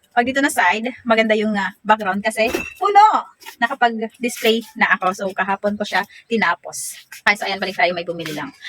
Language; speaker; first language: Filipino; non-native, local second language; Waray